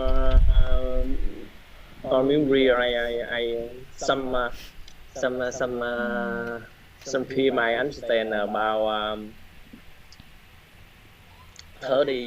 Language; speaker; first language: English; non-native, learner; Vietnamese